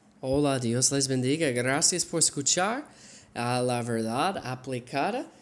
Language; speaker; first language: Spanish; non-native, learner; English